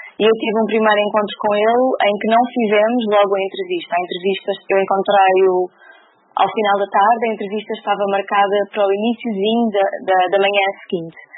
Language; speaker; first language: Portuguese; native; Portuguese